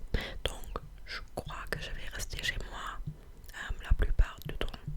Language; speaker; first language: French; non-native, fluent; English